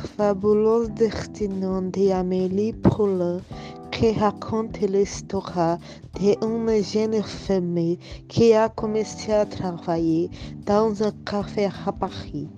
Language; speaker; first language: French; non-native, learner; Portuguese